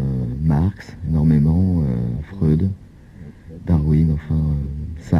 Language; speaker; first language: French; native; French